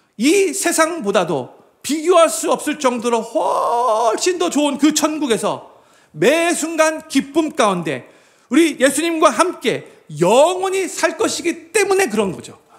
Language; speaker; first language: Korean; native; Korean